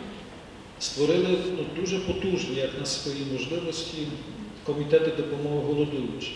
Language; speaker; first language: Ukrainian; native; Ukrainian